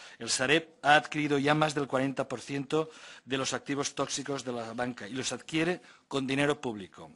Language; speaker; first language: Spanish; non-native, local second language; Catalan